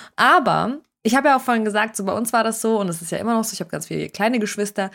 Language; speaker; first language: German; early bilingual, other home language; Russian